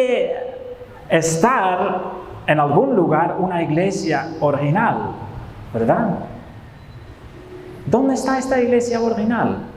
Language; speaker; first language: Spanish; non-native, fluent; Dutch